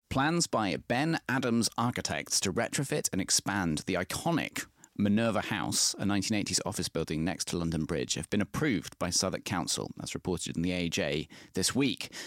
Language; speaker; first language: English; native; English